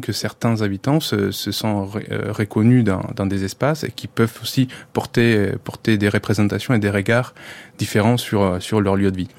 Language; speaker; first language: French; non-native, fluent; Spanish